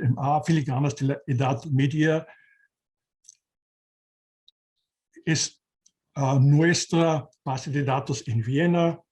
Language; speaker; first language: Spanish; non-native, learner; German